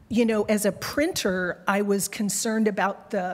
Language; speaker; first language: English; native; English